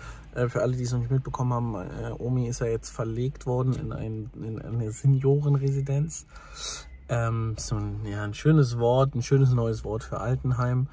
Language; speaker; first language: German; native; German